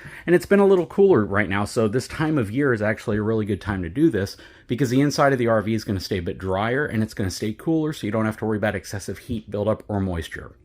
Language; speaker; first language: English; native; English